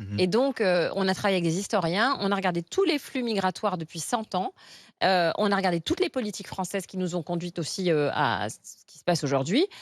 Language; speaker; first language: French; native; French